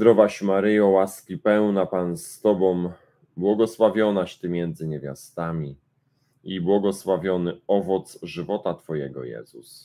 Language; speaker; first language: Polish; native; Polish